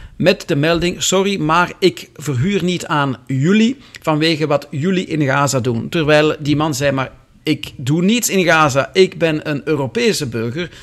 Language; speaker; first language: Dutch; native; Dutch